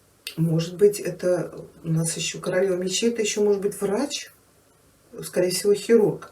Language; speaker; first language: Russian; native; Russian